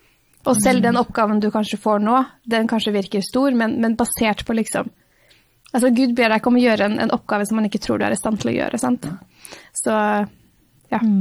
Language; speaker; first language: Norwegian; native; Norwegian